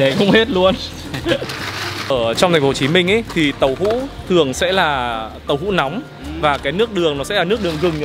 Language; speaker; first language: Vietnamese; native; Vietnamese